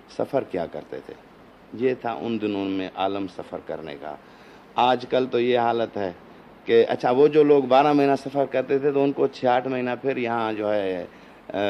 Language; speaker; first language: Urdu; non-native, local second language; Sindhi